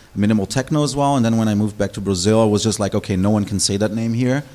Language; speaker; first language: English; non-native, fluent; German